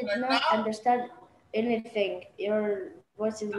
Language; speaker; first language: English; non-native, learner; Arabic